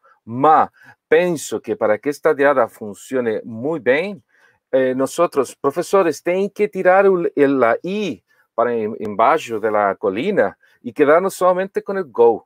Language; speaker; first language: Portuguese; non-native, learner; Spanish